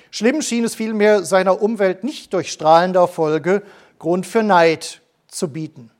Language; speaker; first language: German; native; German